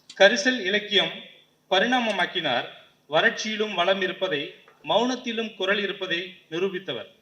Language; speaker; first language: Tamil; native; Tamil